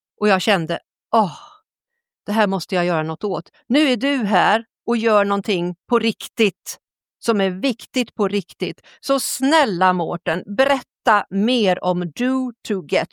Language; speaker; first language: Swedish; native; Swedish